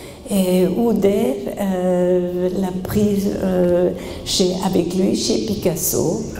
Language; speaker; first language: French; non-native, fluent; German